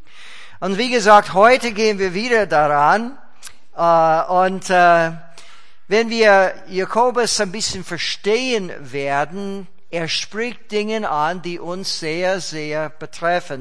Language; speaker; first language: German; non-native, fluent; English